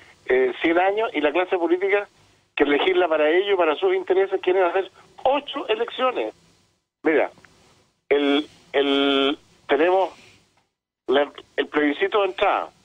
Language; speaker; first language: Spanish; native; Spanish